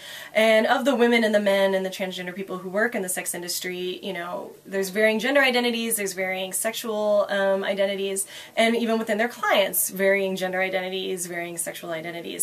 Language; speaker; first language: English; native; English